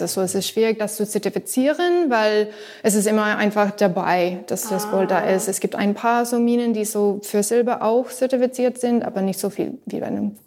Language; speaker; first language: German; non-native, learner; English